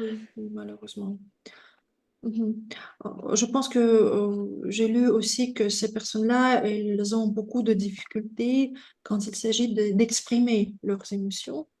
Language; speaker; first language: French; non-native, fluent; Russian